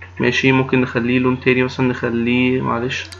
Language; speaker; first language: Arabic; native; Arabic